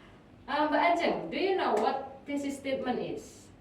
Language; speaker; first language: English; non-native, fluent; Indonesian